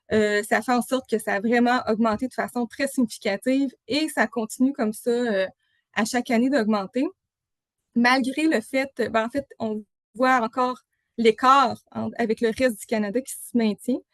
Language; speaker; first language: French; native; French